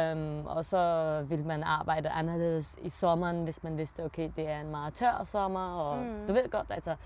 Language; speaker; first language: Danish; early bilingual, heritage; German